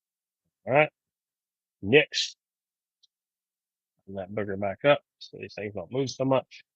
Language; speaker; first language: English; native; English